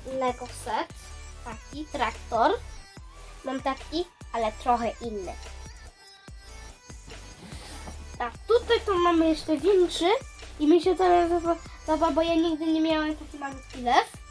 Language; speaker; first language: Polish; early bilingual, heritage; Polish